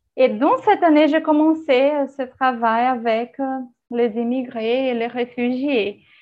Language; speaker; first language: French; non-native, fluent; Portuguese